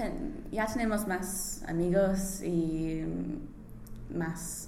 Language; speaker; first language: Spanish; non-native, learner; English